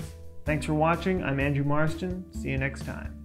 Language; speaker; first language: English; native; English